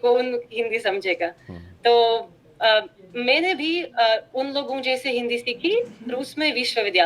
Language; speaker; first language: Hindi; non-native, fluent; Russian